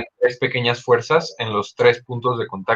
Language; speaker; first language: Spanish; native; Spanish